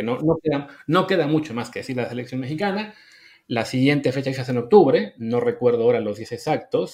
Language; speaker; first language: Spanish; native; Spanish